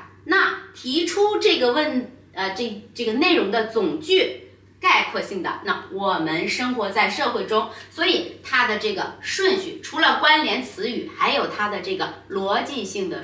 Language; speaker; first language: Chinese; native; Chinese